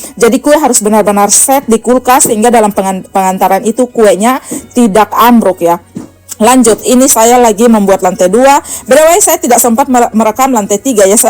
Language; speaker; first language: Indonesian; native; Indonesian